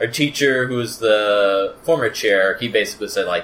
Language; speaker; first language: English; native; English